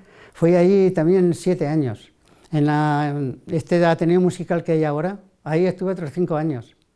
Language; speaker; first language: Spanish; native; Spanish